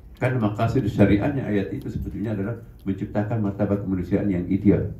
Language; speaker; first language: Indonesian; non-native, local second language; Buginese